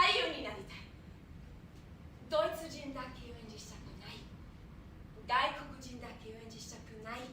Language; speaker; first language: Japanese; non-native, fluent; German